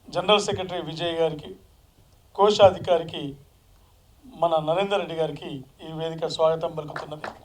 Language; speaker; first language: Telugu; native; Telugu